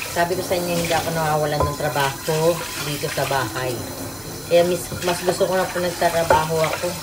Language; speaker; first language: Filipino; native; Filipino